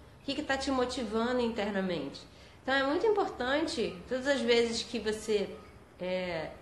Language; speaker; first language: Portuguese; native; Portuguese